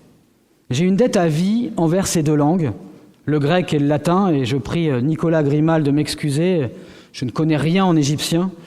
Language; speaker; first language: French; native; French